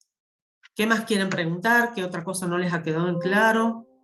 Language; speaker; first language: Spanish; native; Spanish